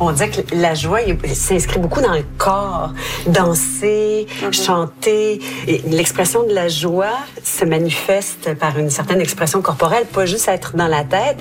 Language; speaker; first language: French; native; French